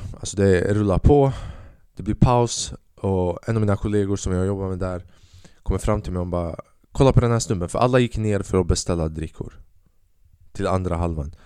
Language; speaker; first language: Swedish; early bilingual, other home language; Albanian